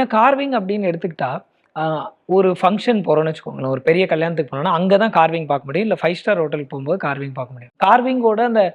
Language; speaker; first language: Tamil; native; Tamil